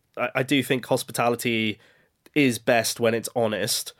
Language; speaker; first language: English; native; English